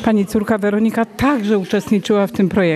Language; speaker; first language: Polish; native; Polish